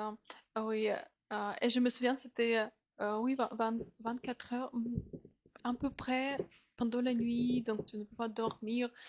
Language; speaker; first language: French; non-native, fluent; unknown